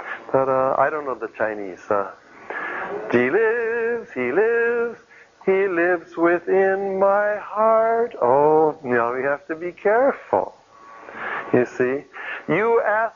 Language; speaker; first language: English; native; English